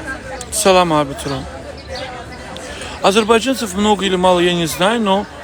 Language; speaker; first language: Russian; non-native, fluent; Azerbaijani